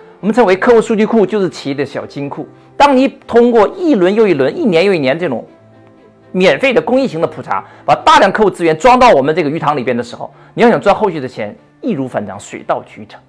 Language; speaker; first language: Chinese; native; Chinese